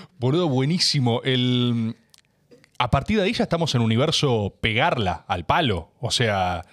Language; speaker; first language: Spanish; native; Spanish